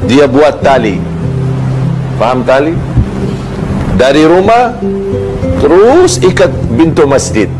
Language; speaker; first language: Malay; non-native, fluent; Arabic